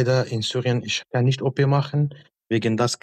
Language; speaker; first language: German; non-native, learner; Arabic